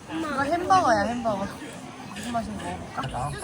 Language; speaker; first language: Korean; native; Korean